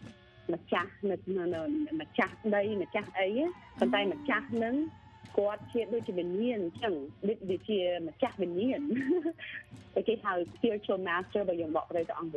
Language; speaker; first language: Khmer; early bilingual, heritage; Khmer